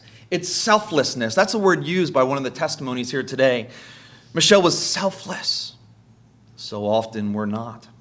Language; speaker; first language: English; native; English